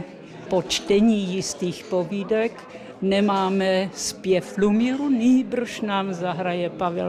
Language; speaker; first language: Czech; early bilingual, other home language; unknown